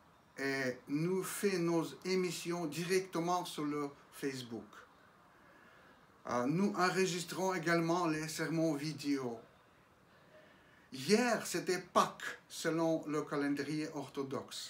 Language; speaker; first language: French; non-native, fluent; Russian